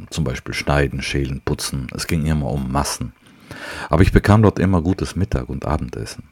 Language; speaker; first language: German; non-native, local second language; Ladin